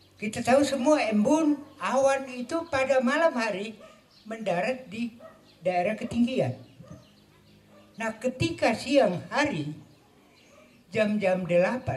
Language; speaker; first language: Indonesian; non-native, local second language; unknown